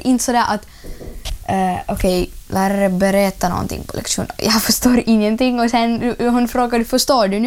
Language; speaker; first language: Swedish; non-native, learner; Ukrainian